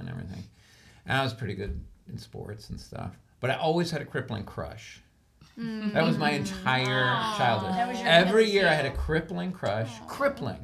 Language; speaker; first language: English; native; English